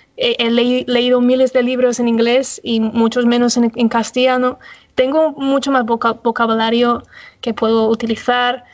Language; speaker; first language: Spanish; non-native, fluent; English